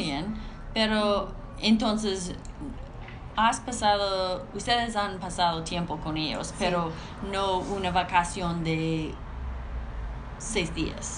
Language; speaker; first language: Spanish; non-native, learner; English